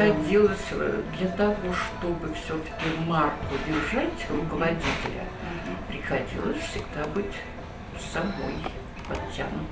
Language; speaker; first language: Russian; native; Russian